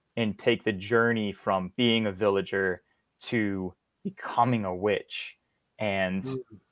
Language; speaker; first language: English; native; English